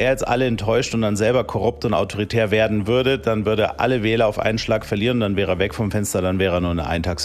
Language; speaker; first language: German; native; German